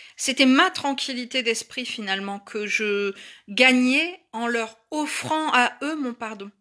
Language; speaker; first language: French; native; French